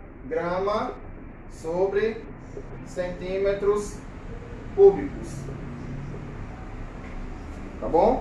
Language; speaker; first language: Portuguese; native; Portuguese